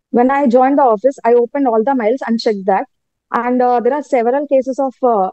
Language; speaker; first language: English; non-native, local second language; Telugu